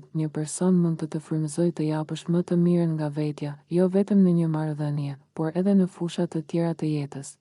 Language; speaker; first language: Albanian; native; Albanian